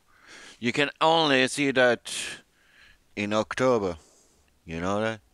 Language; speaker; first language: English; non-native, fluent; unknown